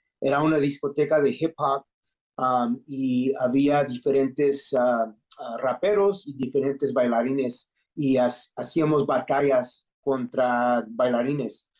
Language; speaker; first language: Spanish; early bilingual, heritage; English